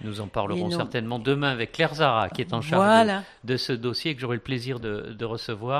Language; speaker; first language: French; native; French